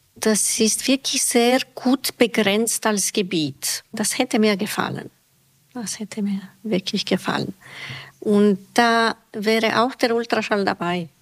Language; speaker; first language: German; non-native, fluent; Romanian